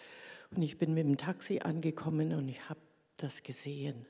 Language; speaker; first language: German; early bilingual, heritage; German